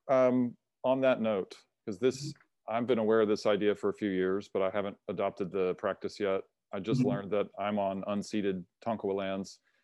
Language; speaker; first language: English; native; English